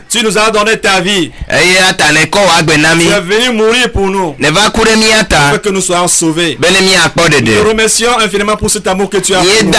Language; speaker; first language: French; non-native, local second language; Ewe